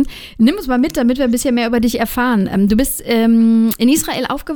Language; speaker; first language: German; native; German